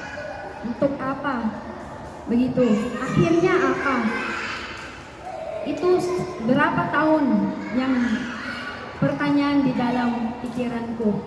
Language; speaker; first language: Indonesian; non-native, learner; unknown